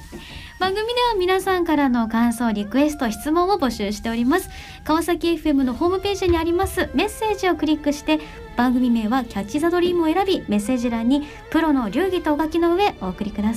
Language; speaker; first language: Japanese; native; Japanese